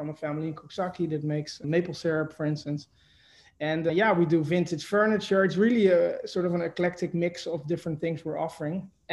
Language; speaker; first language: English; non-native, fluent; Dutch